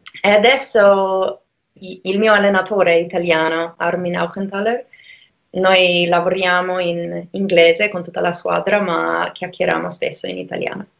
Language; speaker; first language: Italian; non-native, fluent; English